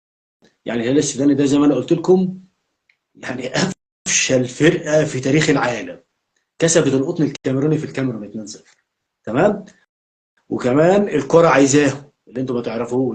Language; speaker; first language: Arabic; native; Arabic